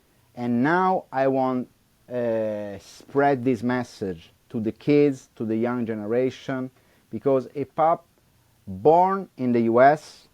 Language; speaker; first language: English; non-native, learner; Italian